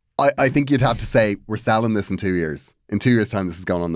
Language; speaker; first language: English; native; English